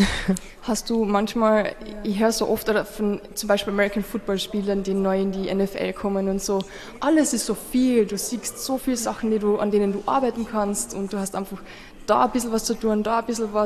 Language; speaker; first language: German; native; German